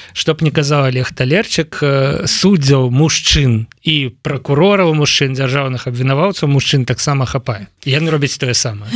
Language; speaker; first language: Belarusian; native; Belarusian